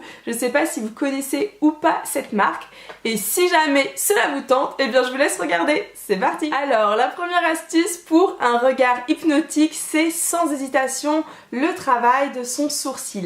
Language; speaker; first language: French; native; French